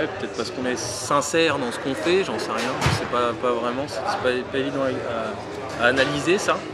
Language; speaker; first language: French; native; French